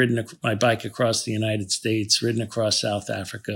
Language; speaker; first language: English; native; English